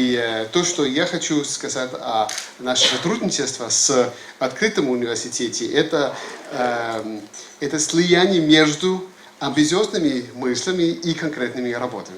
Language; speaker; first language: Russian; non-native, fluent; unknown